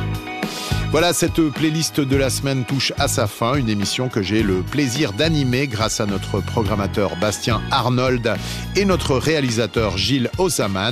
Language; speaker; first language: French; native; French